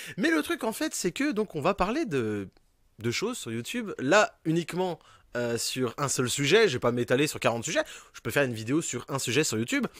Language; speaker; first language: French; native; French